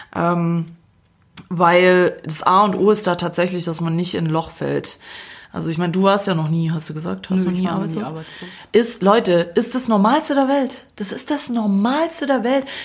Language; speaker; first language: German; non-native, fluent; Croatian